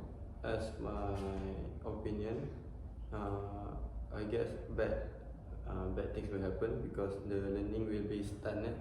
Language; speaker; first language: English; non-native, learner; Malay